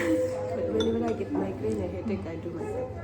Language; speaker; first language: English; non-native, learner; Tibetan